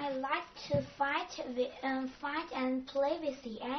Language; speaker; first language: English; non-native, learner; Chinese